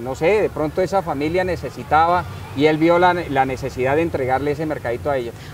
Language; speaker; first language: Spanish; native; Spanish